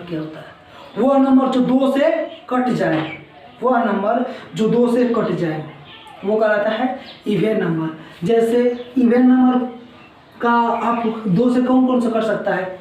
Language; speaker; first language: Hindi; native; Hindi